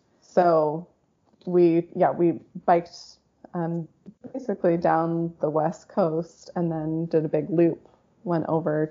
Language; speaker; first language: English; native; English